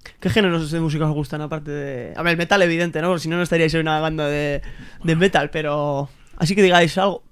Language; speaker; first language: Spanish; native; Spanish